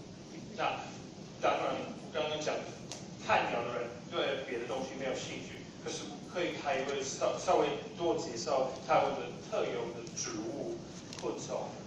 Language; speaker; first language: Chinese; non-native, fluent; English